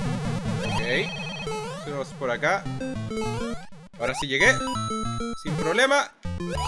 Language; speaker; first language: Spanish; native; Spanish